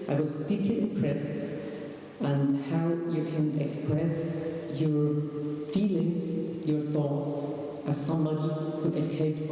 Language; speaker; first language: English; non-native, fluent; German